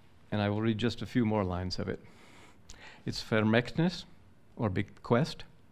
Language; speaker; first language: English; native; English